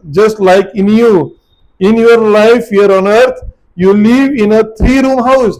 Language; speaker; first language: English; non-native, local second language; Marathi